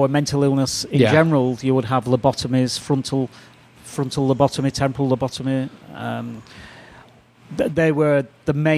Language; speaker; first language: English; native; English